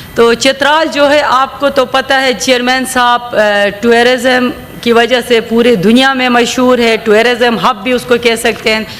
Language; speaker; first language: Urdu; non-native, local second language; Khowar